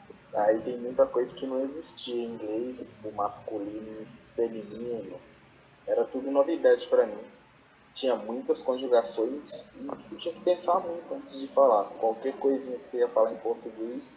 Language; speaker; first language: Portuguese; non-native, fluent; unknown